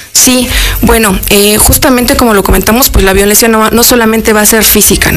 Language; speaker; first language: Spanish; native; Spanish